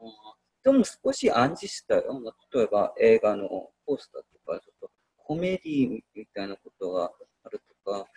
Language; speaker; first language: Japanese; non-native, learner; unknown